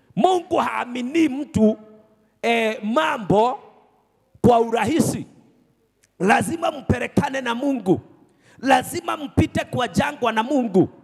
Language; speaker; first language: Swahili; non-native, local second language; Kikuyu